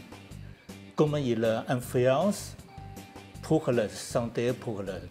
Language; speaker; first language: French; non-native, learner; Chinese